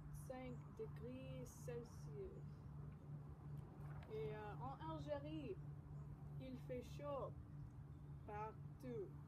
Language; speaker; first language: French; non-native, learner; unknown